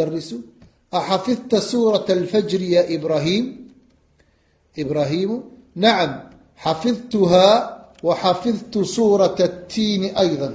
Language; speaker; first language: Arabic; non-native, fluent; French